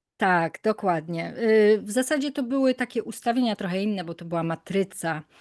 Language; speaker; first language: Polish; native; Polish